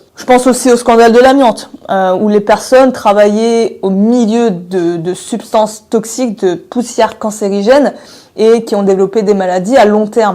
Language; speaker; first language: French; native; French